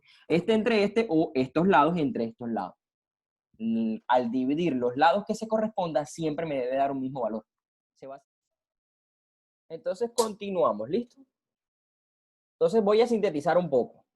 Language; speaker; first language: Spanish; native; Spanish